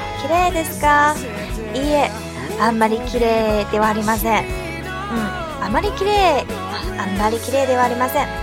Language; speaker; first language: Japanese; non-native, fluent; Chinese